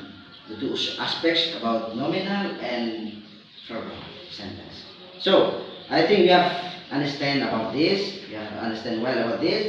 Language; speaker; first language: English; non-native, learner; Indonesian